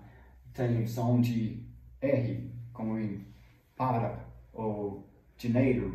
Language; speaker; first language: Portuguese; non-native, fluent; English